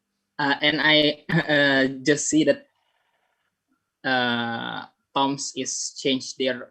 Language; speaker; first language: English; non-native, learner; Indonesian